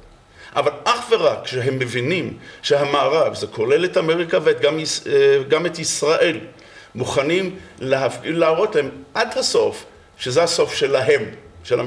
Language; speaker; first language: Hebrew; non-native, fluent; English